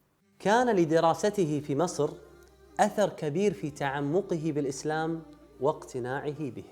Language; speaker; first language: Arabic; native; Arabic